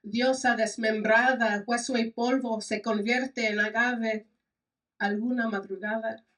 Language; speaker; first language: Spanish; early bilingual, heritage; Spanish